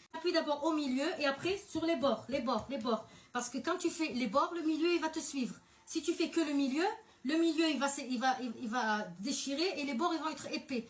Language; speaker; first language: French; early bilingual, other home language; Arabic